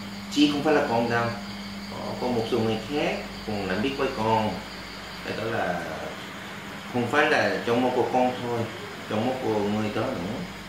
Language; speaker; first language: Vietnamese; non-native, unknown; Korean